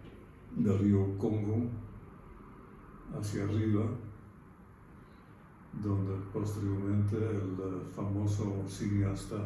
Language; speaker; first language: Spanish; non-native, fluent; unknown